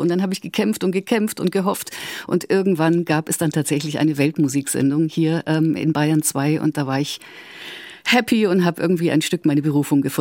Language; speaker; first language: German; native; German